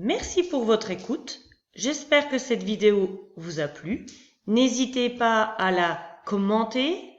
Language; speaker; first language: French; native; French